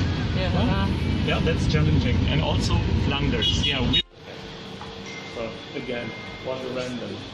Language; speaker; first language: English; non-native, fluent; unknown